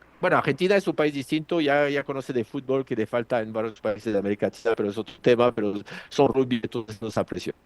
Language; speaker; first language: Spanish; non-native, fluent; French